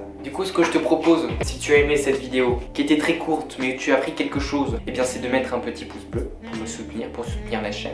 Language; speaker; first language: French; native; French